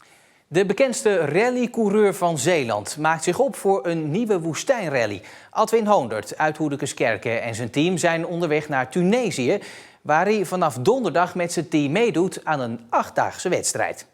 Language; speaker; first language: Dutch; native; Dutch